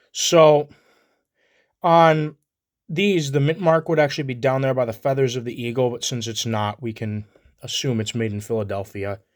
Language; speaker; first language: English; native; English